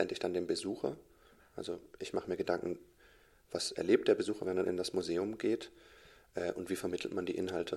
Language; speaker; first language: German; native; German